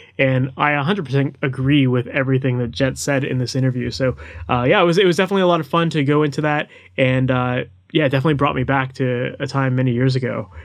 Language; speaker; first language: English; native; English